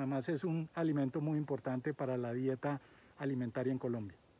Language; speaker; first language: Spanish; native; Spanish